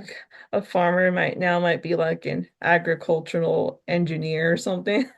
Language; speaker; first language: English; native; English